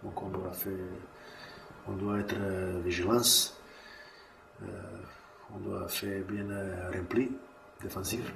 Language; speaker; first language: French; non-native, learner; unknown